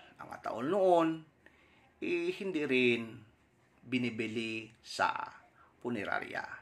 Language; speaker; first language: Filipino; non-native, local second language; Surigaonon